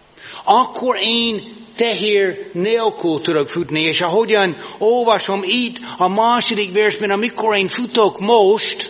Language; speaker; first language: Hungarian; non-native, learner; English